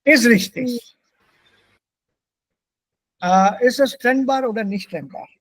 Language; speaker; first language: German; non-native, fluent; Hindi